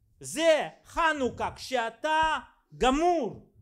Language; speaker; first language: Hebrew; non-native, fluent; Russian